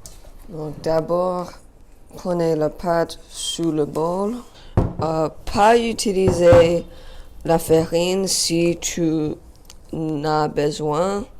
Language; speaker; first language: French; non-native, learner; English